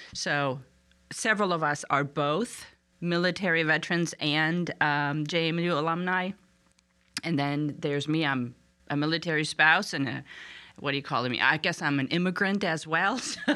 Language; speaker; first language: English; non-native, fluent; German